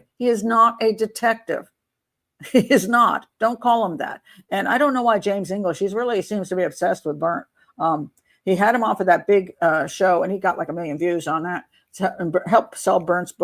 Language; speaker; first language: English; native; English